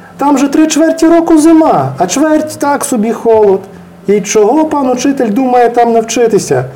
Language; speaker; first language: Ukrainian; native; Ukrainian